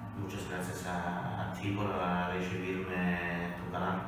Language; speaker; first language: Spanish; non-native, learner; Italian